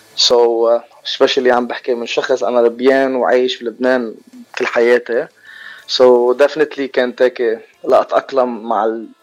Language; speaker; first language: Arabic; native; Arabic